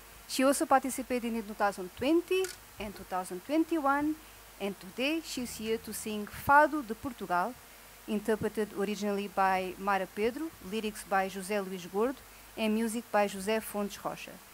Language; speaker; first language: English; non-native, local second language; Portuguese